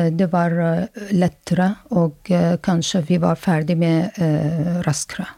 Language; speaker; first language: Norwegian; non-native, learner; Arabic